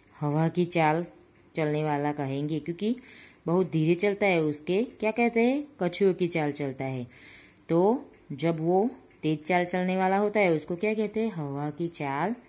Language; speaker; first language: Hindi; non-native, local second language; Gujarati